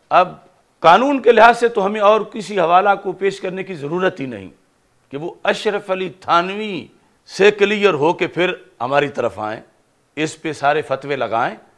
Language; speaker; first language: Urdu; non-native, local second language; Punjabi